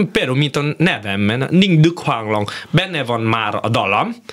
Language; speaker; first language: Hungarian; non-native, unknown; Vietnamese